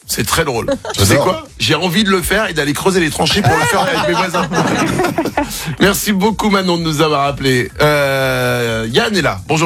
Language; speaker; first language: French; native; French